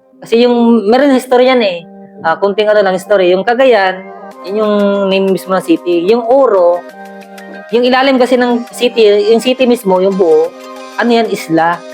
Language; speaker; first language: Filipino; non-native, local second language; Cebuano